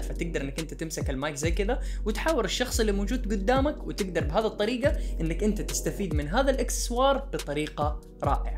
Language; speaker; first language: Arabic; native; Arabic